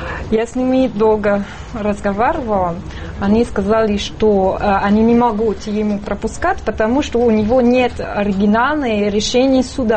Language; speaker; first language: Russian; non-native, fluent; French